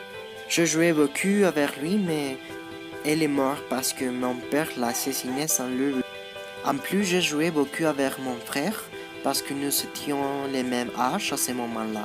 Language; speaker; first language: French; non-native, learner; Spanish